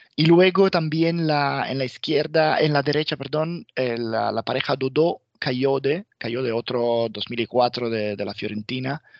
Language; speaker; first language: Spanish; non-native, fluent; Italian